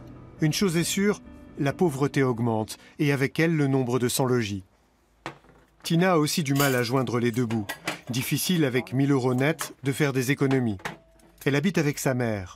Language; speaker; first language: French; native; French